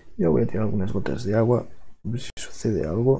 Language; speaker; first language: Spanish; non-native, local second language; Catalan